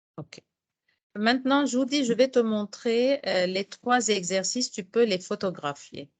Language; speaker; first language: French; non-native, fluent; Arabic